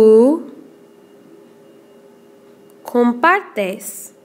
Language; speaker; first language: Spanish; non-native, fluent; English